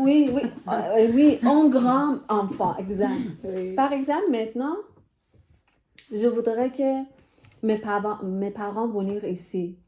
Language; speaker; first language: French; non-native, learner; Persian